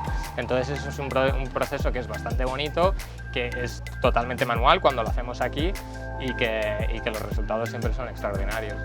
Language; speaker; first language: Spanish; non-native, fluent; Italian